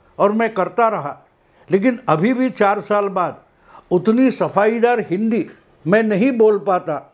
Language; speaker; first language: Hindi; non-native, local second language; Marathi